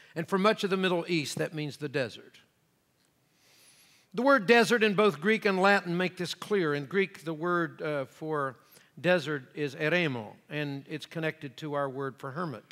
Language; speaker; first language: English; native; English